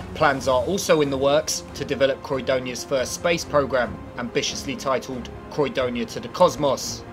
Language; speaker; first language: English; native; English